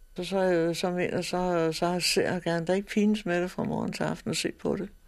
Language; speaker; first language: Danish; native; Danish